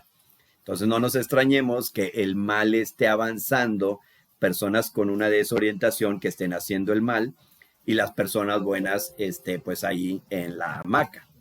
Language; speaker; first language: Spanish; native; Spanish